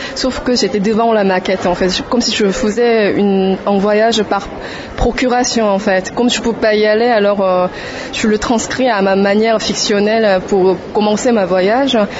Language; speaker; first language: French; non-native, fluent; Korean